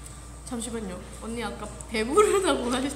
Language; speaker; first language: Korean; non-native, fluent; Thai